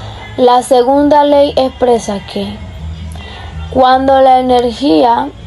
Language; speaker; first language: Spanish; native; Spanish